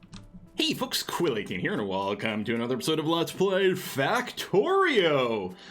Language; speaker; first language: English; native; English